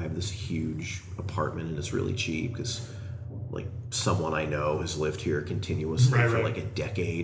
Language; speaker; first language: English; native; English